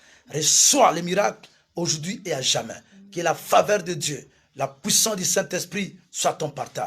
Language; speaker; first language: French; non-native, local second language; Lingala